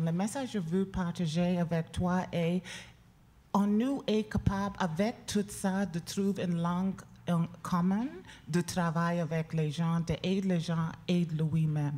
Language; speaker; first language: French; non-native, learner; English